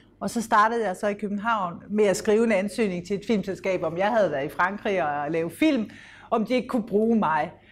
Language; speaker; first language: Danish; native; Danish